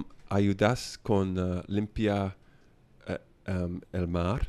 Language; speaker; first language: Spanish; non-native, learner; English